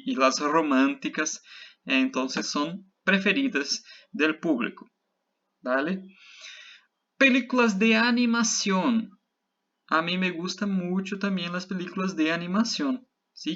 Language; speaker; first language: Spanish; non-native, fluent; Portuguese